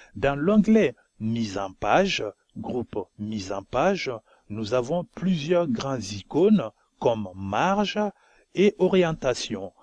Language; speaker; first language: French; non-native, local second language; Bambara